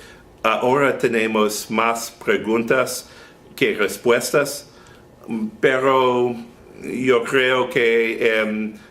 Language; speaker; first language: Spanish; non-native, learner; English